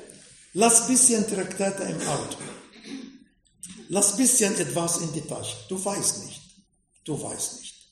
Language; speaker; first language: German; non-native, fluent; Arabic